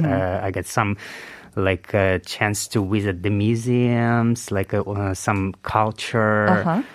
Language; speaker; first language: English; non-native, learner; Uzbek